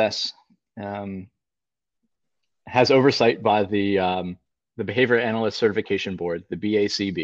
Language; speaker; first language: English; native; English